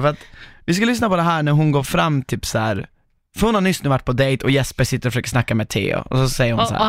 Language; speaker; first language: Swedish; native; Swedish